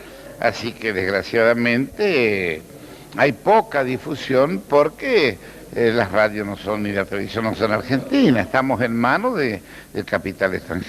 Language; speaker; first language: Spanish; native; Spanish